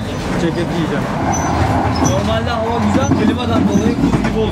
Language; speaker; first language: Turkish; native; Turkish